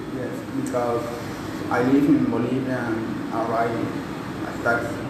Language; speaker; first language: English; non-native, learner; Spanish